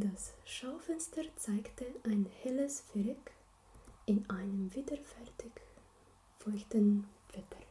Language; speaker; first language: German; non-native, learner; Slovenian